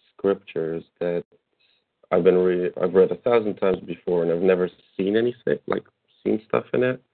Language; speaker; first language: English; non-native, fluent; Russian